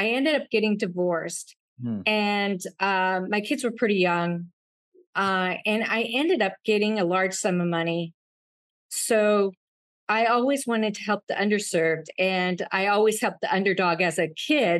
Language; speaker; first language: English; native; English